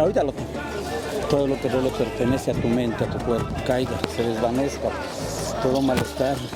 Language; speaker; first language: Spanish; native; Spanish